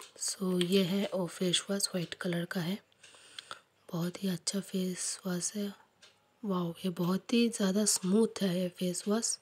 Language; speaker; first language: Hindi; non-native, local second language; Bangla